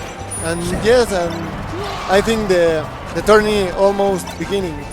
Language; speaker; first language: English; non-native, learner; Spanish